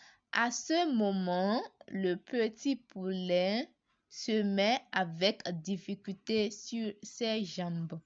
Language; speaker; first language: French; non-native, learner; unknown